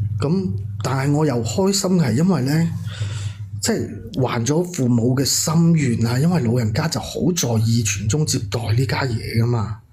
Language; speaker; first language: Cantonese; non-native, local second language; Min Nan Chinese